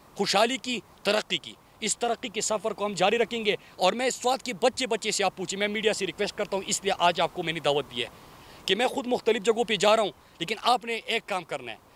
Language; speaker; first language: Urdu; non-native, local second language; Pashto